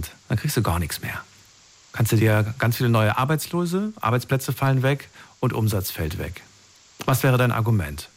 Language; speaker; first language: German; native; German